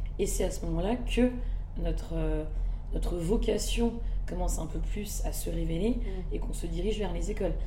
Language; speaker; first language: French; early bilingual, other home language; Malagasy